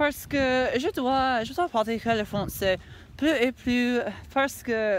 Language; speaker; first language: French; non-native, learner; English